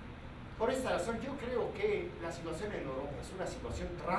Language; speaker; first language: Spanish; non-native, fluent; Italian